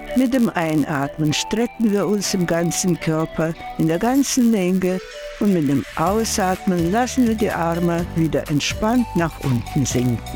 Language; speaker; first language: German; non-native, fluent; Russian